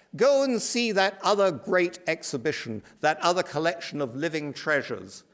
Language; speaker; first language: English; native; English